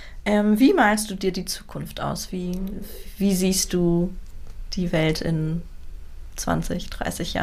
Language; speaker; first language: German; native; German